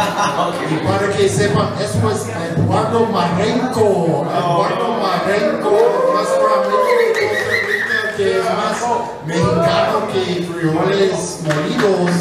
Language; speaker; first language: Spanish; non-native, fluent; English